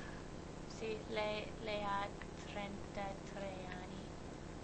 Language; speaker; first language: Italian; non-native, learner; English